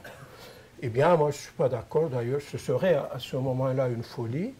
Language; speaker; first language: French; non-native, fluent; Turkish